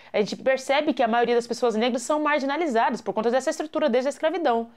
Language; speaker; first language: Portuguese; native; Portuguese